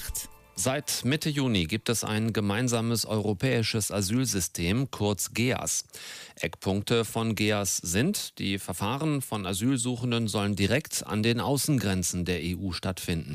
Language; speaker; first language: German; native; German